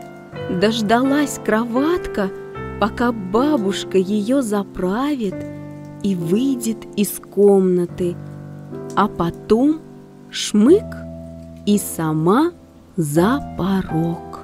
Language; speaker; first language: Russian; native; Russian